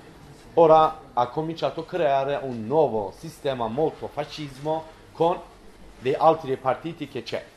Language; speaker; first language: Italian; non-native, learner; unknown